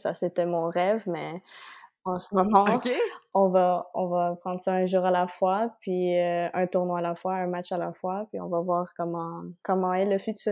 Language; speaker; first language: French; non-native, local second language; Spanish